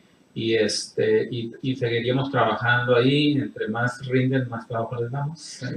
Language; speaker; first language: Spanish; native; Spanish